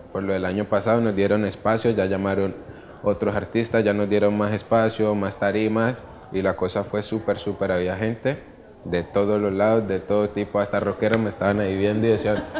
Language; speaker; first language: Spanish; early bilingual, other home language; Italian